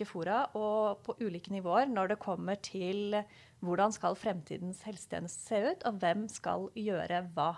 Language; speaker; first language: Norwegian; native; Norwegian